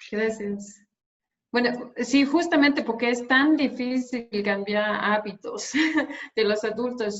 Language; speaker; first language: Spanish; non-native, fluent; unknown